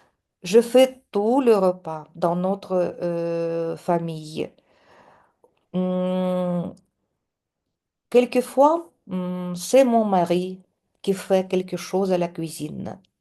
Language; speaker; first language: French; non-native, fluent; Russian